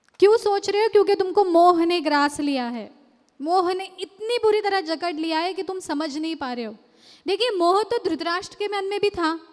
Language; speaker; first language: Hindi; non-native, local second language; Marathi